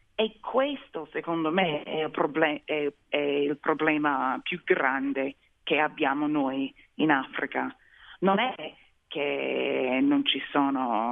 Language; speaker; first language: Italian; non-native, fluent; English